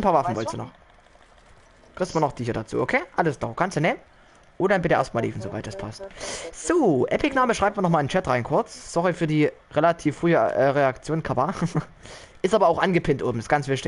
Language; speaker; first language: German; native; German